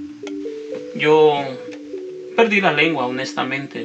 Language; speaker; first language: Spanish; native; Spanish